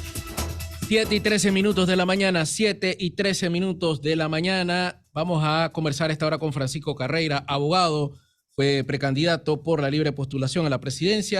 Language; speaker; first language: Spanish; native; Spanish